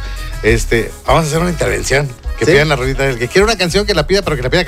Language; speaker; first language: Spanish; native; Spanish